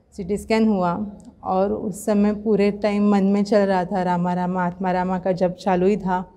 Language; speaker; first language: Hindi; non-native, local second language; Marathi